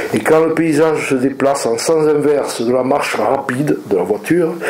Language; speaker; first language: French; native; French